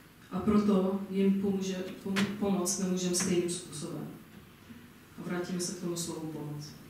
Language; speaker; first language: Czech; non-native, fluent; Arabic